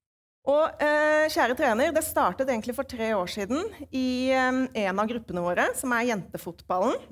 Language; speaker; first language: Norwegian; native; Norwegian